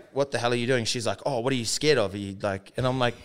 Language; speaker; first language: English; native; English